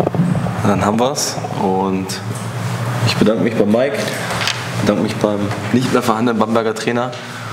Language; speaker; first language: German; native; German